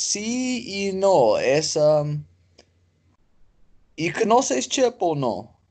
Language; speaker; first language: Spanish; non-native, learner; English